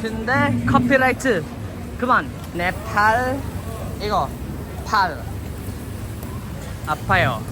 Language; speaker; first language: Korean; non-native, learner; Filipino